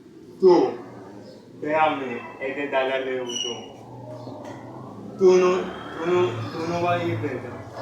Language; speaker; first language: Spanish; non-native, learner; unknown